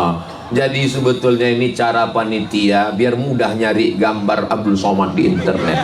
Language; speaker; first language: Indonesian; native; Indonesian